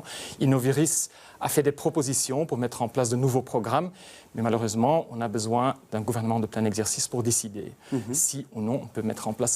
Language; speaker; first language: French; native; French